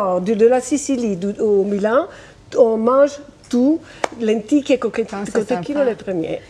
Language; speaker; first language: French; non-native, fluent; Italian